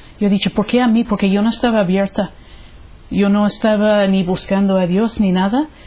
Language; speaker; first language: Spanish; non-native, fluent; English